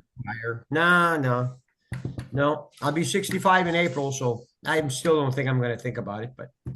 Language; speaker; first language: English; native; English